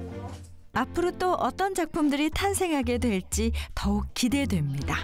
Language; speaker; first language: Korean; native; Korean